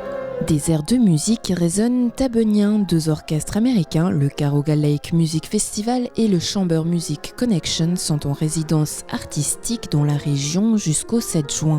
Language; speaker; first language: French; native; French